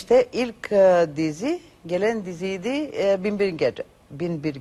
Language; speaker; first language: Turkish; non-native, learner; Macedonian